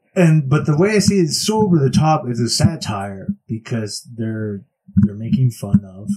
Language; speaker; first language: English; early bilingual, other home language; Spanish